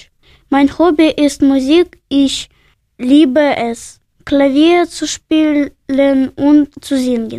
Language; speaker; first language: German; early bilingual, other home language; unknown